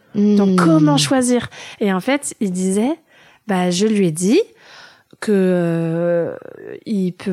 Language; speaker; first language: French; early bilingual, other home language; German